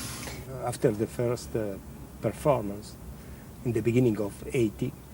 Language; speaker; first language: English; non-native, learner; Italian